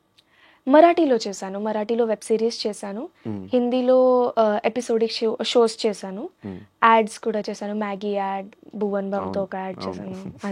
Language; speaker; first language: Telugu; non-native, learner; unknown